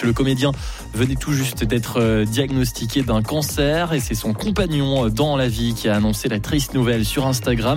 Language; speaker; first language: French; native; French